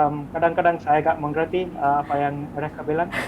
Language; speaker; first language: Indonesian; non-native, fluent; English